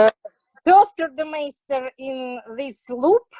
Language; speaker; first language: English; non-native, learner; Russian